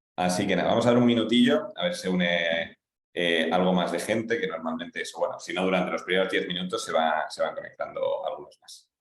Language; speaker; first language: Spanish; native; Spanish